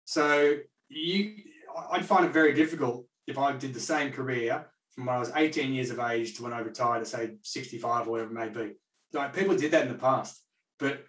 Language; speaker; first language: English; native; English